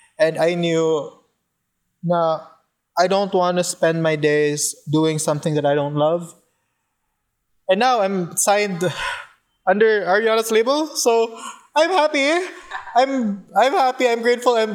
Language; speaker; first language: English; non-native, local second language; Cebuano